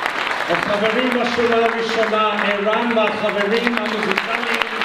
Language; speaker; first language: Hebrew; native; Hebrew